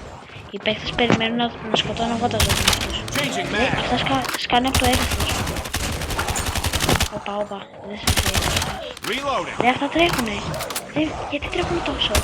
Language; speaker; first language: Greek; native; Greek